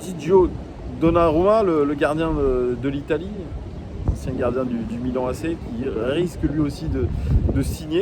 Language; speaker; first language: French; native; French